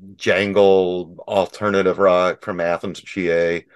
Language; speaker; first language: English; native; English